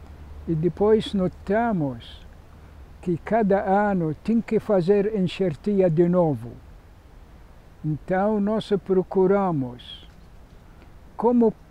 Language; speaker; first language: Portuguese; non-native, fluent; Arabic